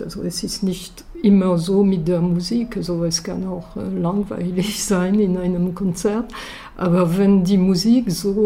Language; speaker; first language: German; non-native, fluent; French